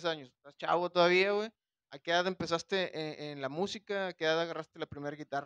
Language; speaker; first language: Spanish; native; Spanish